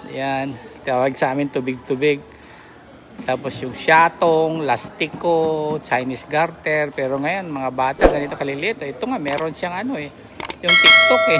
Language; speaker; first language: Filipino; native; Filipino